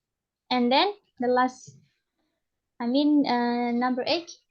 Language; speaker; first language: English; non-native, fluent; Indonesian